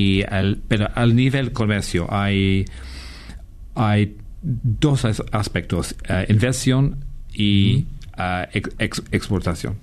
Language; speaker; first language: Spanish; non-native, fluent; English